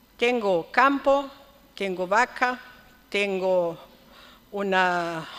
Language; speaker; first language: Spanish; non-native, fluent; Italian